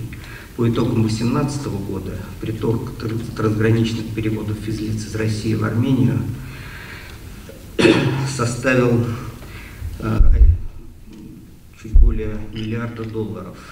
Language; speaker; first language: Russian; native; Russian